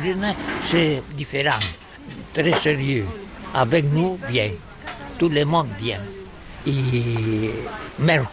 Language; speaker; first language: French; non-native, learner; Catalan